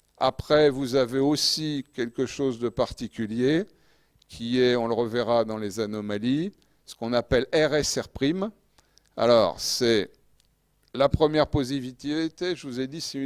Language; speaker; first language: French; native; French